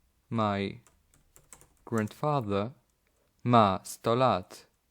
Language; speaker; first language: English; non-native, fluent; Polish